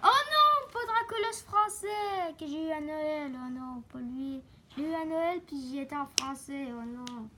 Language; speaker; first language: French; native; French